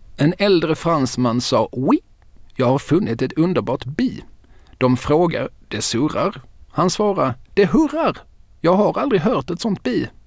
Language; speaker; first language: Swedish; native; Swedish